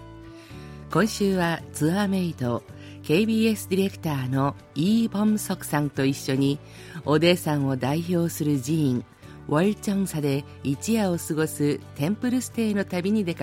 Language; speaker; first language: Japanese; native; Japanese